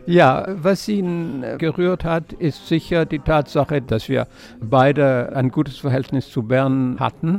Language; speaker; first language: German; non-native, fluent; French